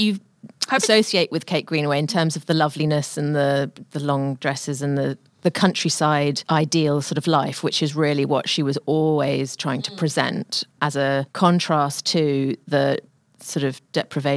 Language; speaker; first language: English; native; English